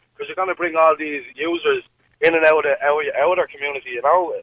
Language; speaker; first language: English; native; English